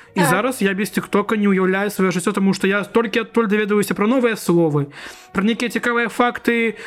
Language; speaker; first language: Belarusian; non-native, local second language; Russian